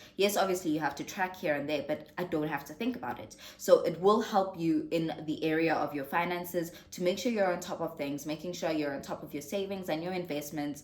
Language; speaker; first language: English; non-native, local second language; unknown